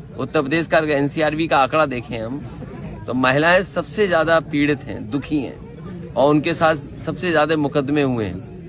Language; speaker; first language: Hindi; native; Hindi